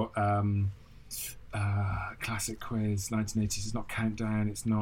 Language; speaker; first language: English; native; English